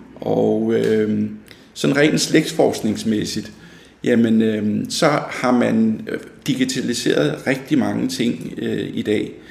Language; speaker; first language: Danish; native; Danish